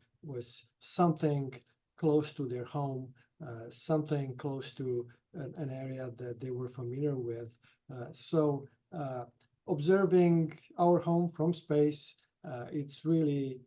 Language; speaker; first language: English; non-native, fluent; Romanian